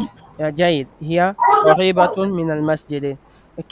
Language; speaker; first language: Arabic; non-native, fluent; French